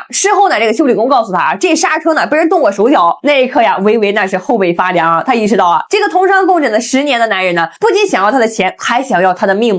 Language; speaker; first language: Chinese; native; Chinese